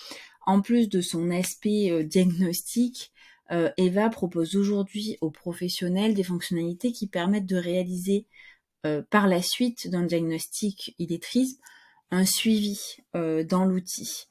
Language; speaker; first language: French; native; French